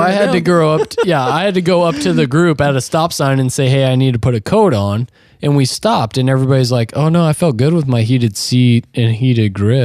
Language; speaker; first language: English; native; English